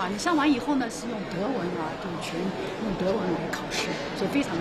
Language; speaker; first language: Chinese; native; Chinese